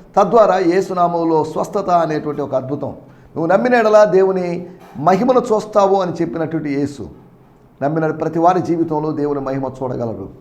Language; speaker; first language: Telugu; native; Telugu